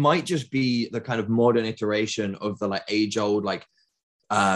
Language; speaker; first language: English; native; English